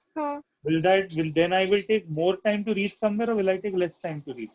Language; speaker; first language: English; non-native, local second language; Hindi